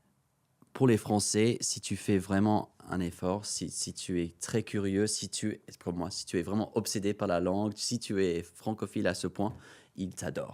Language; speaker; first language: French; non-native, fluent; English